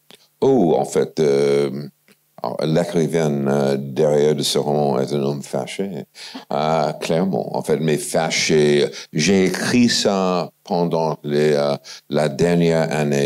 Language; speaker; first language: French; non-native, fluent; English